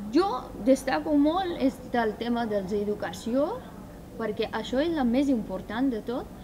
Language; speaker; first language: Catalan; non-native, fluent; Persian